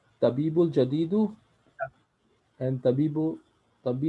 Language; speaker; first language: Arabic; non-native, learner; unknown